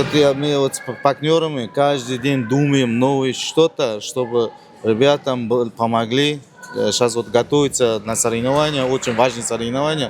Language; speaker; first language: Russian; non-native, learner; Uzbek